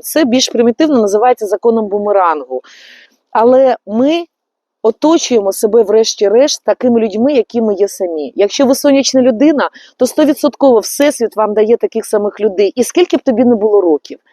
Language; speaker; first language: Ukrainian; native; Ukrainian